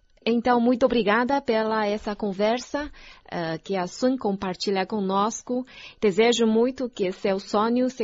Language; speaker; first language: Portuguese; non-native, fluent; Chinese